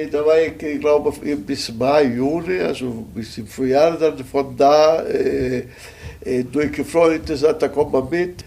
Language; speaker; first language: German; non-native, fluent; Italian